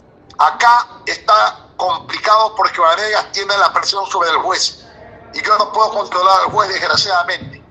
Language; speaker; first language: Spanish; native; Spanish